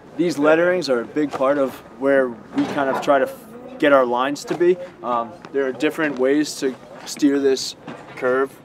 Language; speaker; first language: English; native; English